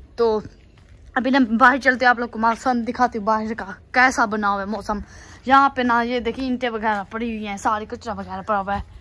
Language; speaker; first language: Urdu; non-native, local second language; Punjabi